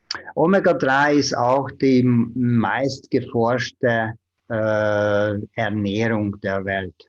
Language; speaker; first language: German; non-native, fluent; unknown